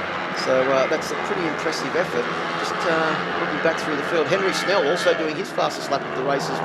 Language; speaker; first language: English; native; English